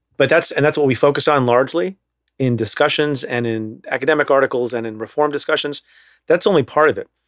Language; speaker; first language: English; early bilingual, other home language; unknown